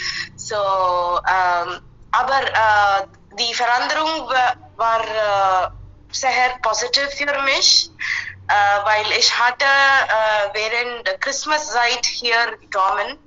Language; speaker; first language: German; non-native, learner; Hindi